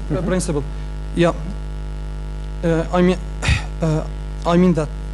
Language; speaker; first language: English; non-native, learner; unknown